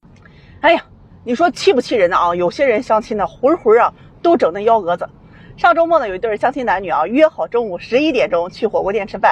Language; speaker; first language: Chinese; native; Chinese